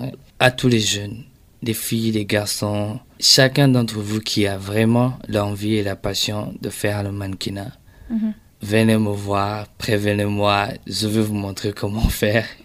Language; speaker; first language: French; non-native, local second language; Rundi